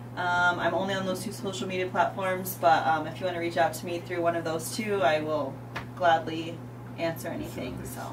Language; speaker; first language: English; native; English